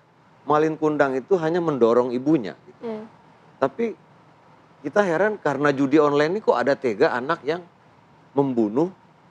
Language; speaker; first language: Indonesian; native; Indonesian